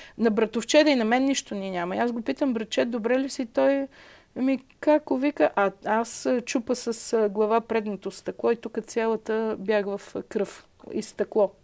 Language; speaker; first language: Bulgarian; native; Bulgarian